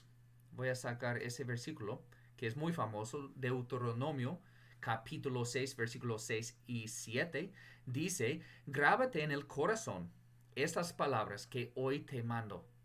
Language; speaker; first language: Spanish; non-native, fluent; English